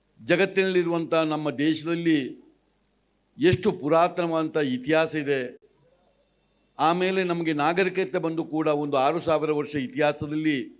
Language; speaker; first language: Kannada; non-native, local second language; Tulu